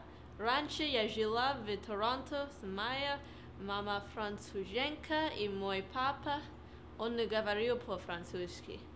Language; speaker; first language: Russian; non-native, learner; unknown